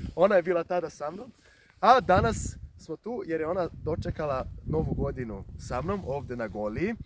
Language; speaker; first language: Serbian; non-native, fluent; Portuguese